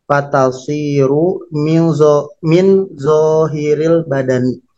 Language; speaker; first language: Arabic; non-native, learner; Indonesian